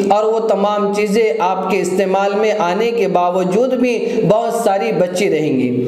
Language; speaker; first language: Urdu; native; Urdu